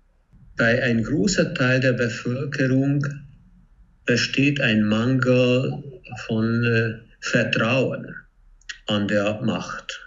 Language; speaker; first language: German; non-native, fluent; Hungarian